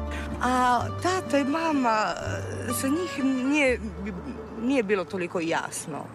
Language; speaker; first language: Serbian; non-native, fluent; Italian